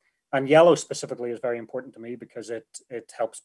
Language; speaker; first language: English; native; English